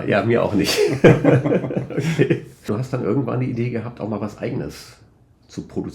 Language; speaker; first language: German; native; German